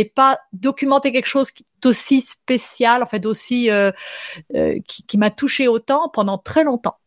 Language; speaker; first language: French; native; French